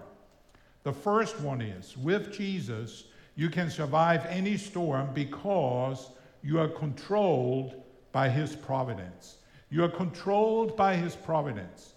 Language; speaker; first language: English; non-native, fluent; German